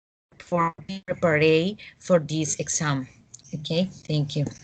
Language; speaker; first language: English; non-native, learner; Spanish